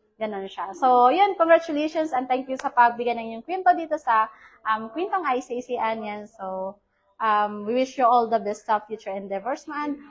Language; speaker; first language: Filipino; native; Filipino